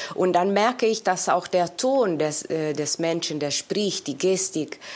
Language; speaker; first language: German; non-native, fluent; Italian